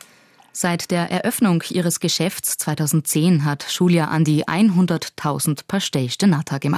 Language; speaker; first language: German; native; German